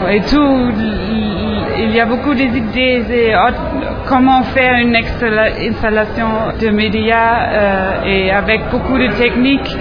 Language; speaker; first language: French; non-native, learner; German